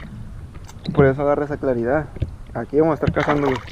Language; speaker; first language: Spanish; native; Spanish